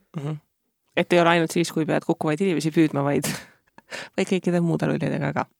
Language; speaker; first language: Estonian; native; Estonian